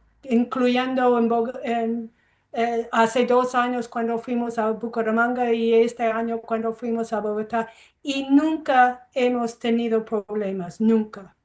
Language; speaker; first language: Spanish; non-native, fluent; English